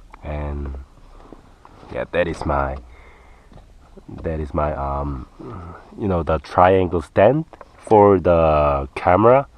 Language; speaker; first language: English; non-native, learner; Korean